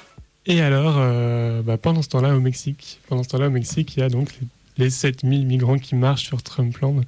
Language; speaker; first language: French; native; French